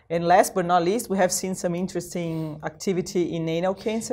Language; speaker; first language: English; non-native, fluent; Portuguese